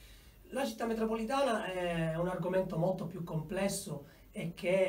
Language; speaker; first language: Italian; native; Italian